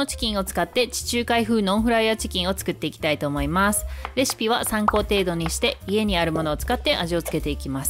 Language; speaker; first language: Japanese; native; Japanese